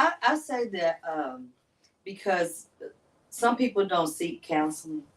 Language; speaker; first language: English; native; English